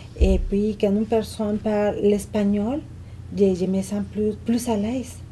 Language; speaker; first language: French; non-native, fluent; Spanish